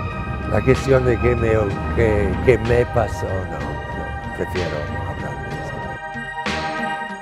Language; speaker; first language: Spanish; non-native, fluent; English